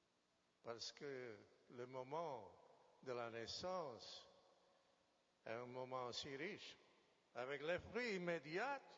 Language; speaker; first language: French; non-native, fluent; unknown